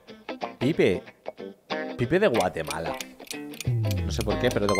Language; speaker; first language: Spanish; native; Spanish